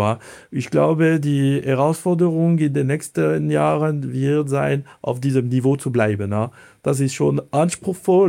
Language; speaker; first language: German; non-native, fluent; Italian